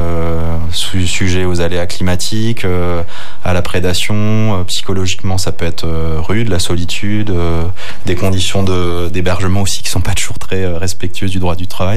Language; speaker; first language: French; native; French